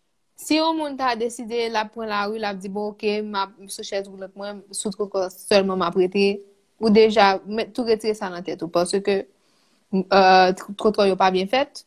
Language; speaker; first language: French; non-native, local second language; Haitian Creole